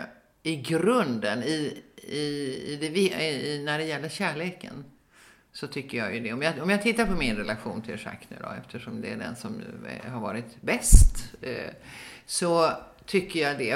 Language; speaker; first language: Swedish; native; Swedish